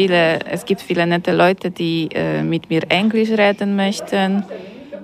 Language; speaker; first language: German; non-native, fluent; Polish